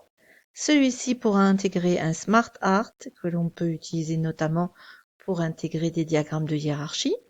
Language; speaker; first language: French; native; French